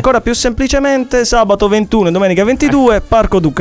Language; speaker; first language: Italian; native; Italian